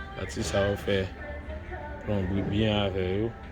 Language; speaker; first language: French; non-native, learner; Haitian Creole